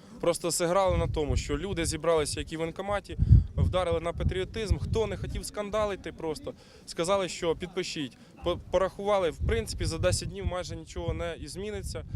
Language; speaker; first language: Ukrainian; native; Ukrainian